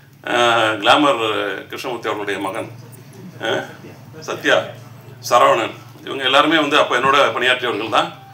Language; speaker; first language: Tamil; native; Tamil